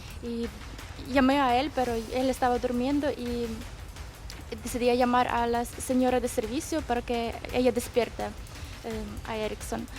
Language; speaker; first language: Spanish; non-native, fluent; Ukrainian